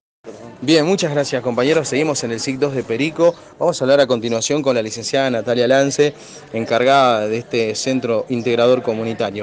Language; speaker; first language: Spanish; native; Spanish